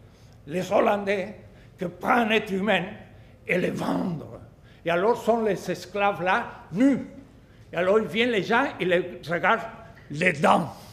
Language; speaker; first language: French; non-native, fluent; Spanish